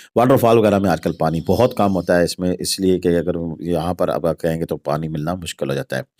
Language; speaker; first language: Urdu; non-native, local second language; Pahari-Potwari